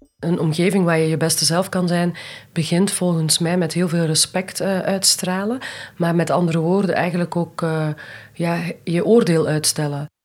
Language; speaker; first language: Dutch; native; Dutch